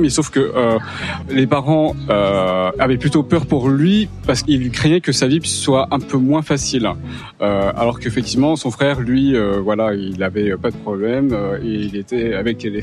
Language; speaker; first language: French; native; French